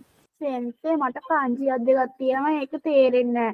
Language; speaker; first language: Japanese; non-native, learner; Sinhala